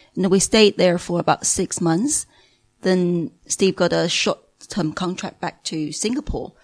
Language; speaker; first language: English; non-native, fluent; Chinese